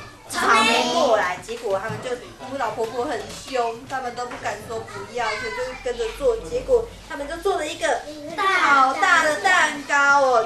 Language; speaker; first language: Chinese; native; Chinese